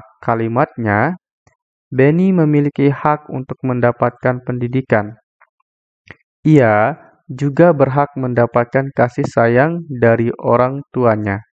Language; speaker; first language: Indonesian; native; Indonesian